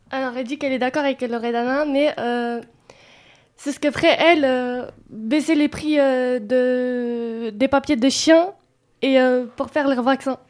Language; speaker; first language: French; early bilingual, other home language; Romanian